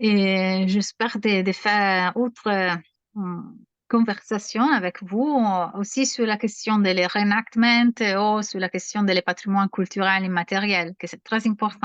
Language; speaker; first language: French; non-native, learner; Italian